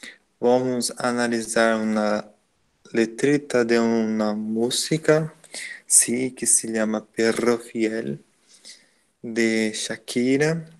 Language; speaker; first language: Spanish; non-native, learner; Portuguese